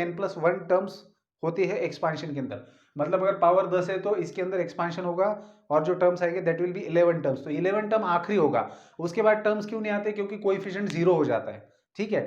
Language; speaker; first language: Hindi; native; Hindi